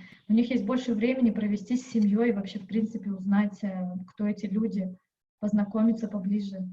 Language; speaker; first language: Russian; native; Russian